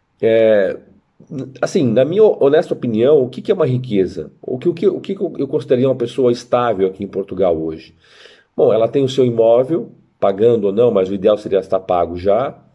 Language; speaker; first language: Portuguese; native; Portuguese